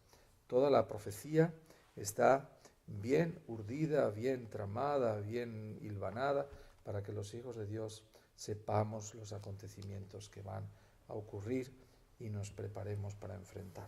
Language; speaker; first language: Spanish; native; Spanish